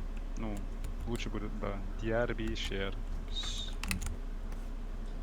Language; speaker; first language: Russian; non-native, learner; English